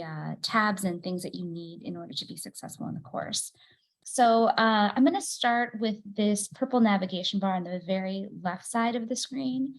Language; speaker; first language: English; native; English